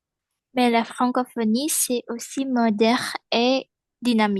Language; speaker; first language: French; non-native, learner; Indonesian